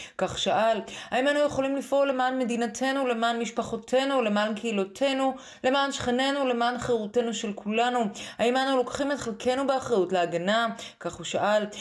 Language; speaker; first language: Hebrew; native; Hebrew